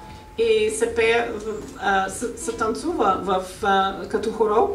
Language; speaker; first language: Bulgarian; non-native, fluent; English